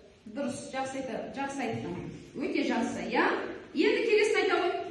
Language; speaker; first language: Kazakh; native; Kazakh